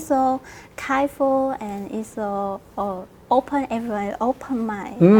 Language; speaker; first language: English; non-native, learner; Vietnamese